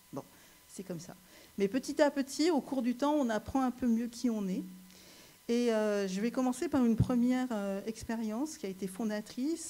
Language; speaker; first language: French; native; French